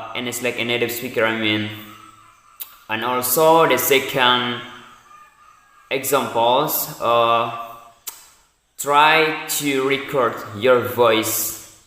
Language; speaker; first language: English; non-native, learner; Indonesian